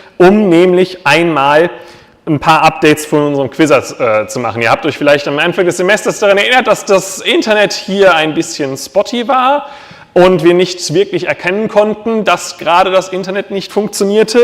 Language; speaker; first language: German; native; German